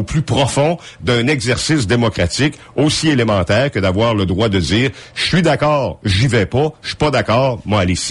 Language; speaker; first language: French; native; French